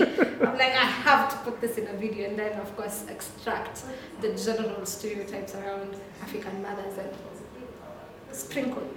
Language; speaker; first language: English; non-native, local second language; Swahili